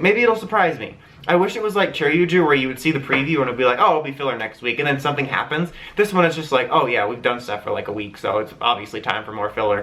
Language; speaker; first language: English; native; English